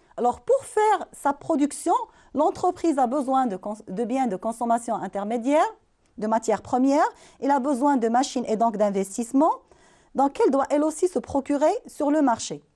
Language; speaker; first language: French; non-native, local second language; Arabic